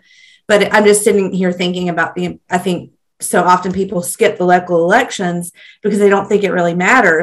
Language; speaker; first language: English; native; English